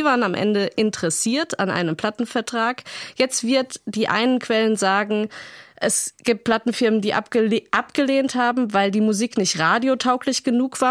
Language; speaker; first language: German; native; German